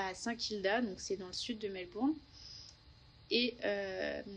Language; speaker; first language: French; native; French